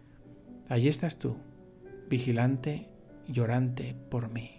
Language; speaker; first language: Spanish; native; Spanish